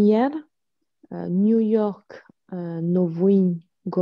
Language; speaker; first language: Russian; non-native, learner; French